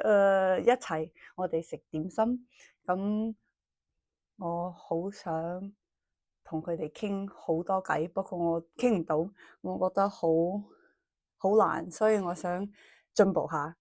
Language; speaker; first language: Cantonese; early bilingual, heritage; English